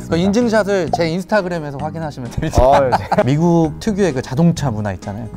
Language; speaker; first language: Korean; native; Korean